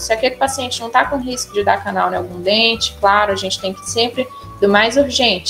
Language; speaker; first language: Portuguese; native; Portuguese